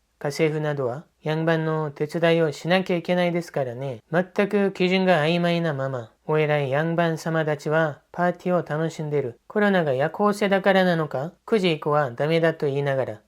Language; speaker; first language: Japanese; non-native, fluent; Korean